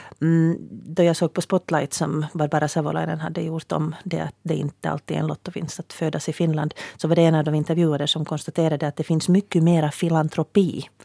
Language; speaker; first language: Swedish; native; Swedish